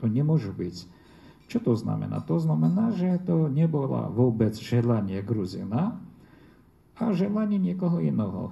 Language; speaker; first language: Slovak; non-native, fluent; Armenian